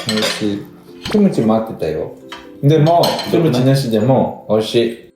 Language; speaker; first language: Japanese; native; Japanese